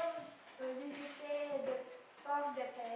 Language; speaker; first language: French; non-native, learner; Ukrainian